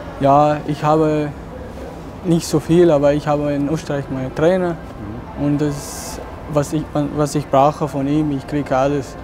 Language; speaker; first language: German; non-native, learner; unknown